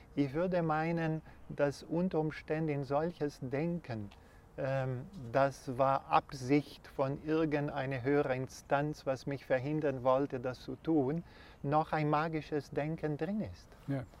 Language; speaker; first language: German; non-native, fluent; Portuguese